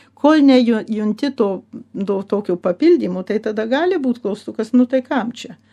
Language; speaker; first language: Lithuanian; early bilingual, heritage; Lithuanian